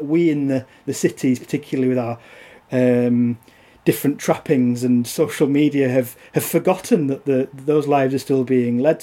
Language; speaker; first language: English; native; English